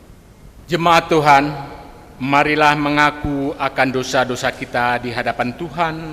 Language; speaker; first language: Indonesian; native; Indonesian